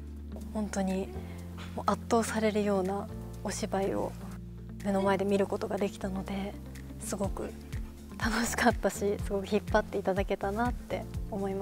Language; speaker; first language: Japanese; native; Japanese